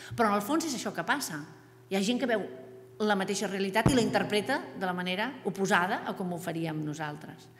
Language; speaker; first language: Catalan; native; Catalan